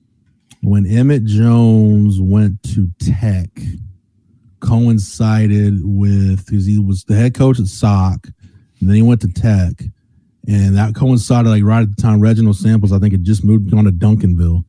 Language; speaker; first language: English; native; English